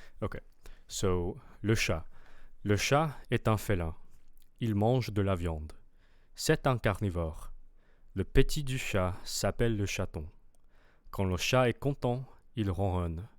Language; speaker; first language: French; non-native, fluent; English